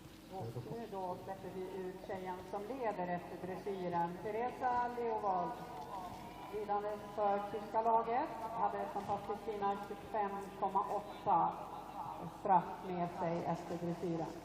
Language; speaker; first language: Swedish; native; Swedish